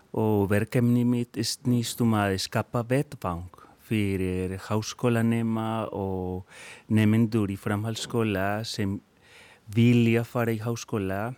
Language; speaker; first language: Icelandic; non-native, fluent; Spanish